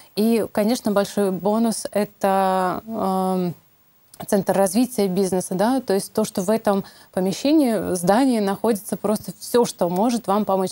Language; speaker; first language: Russian; native; Russian